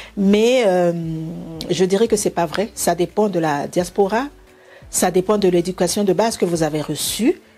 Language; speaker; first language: French; non-native, local second language; Bemba